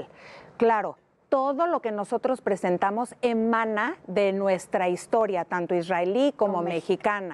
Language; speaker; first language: Spanish; native; Spanish